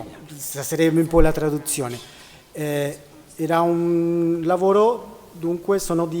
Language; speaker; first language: Italian; non-native, learner; Spanish